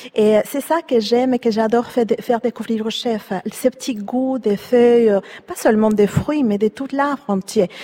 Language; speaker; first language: French; non-native, fluent; Spanish